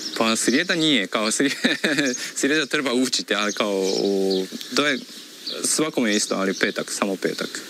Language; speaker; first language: Croatian; non-native, fluent; Japanese